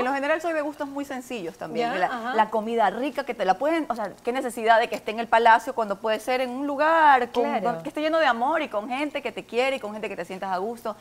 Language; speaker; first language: Spanish; native; Spanish